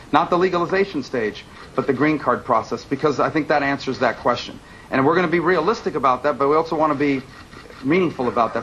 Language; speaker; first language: English; early bilingual, other home language; Spanish